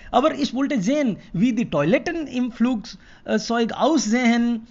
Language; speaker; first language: German; non-native, fluent; Hindi